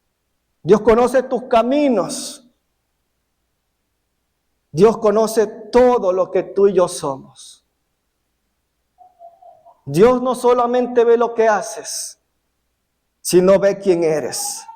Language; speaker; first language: Spanish; native; Spanish